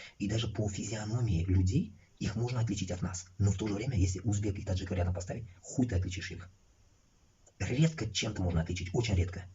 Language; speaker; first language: Russian; non-native, local second language; Uzbek